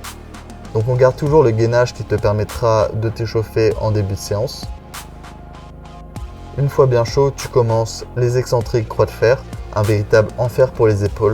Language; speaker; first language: French; native; French